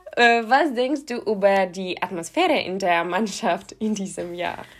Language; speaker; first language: German; non-native, fluent; Polish